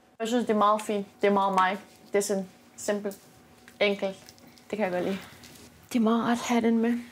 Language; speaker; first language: Danish; early bilingual, other home language; Persian